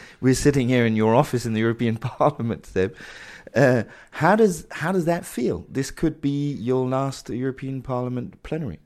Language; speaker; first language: English; non-native, fluent; Danish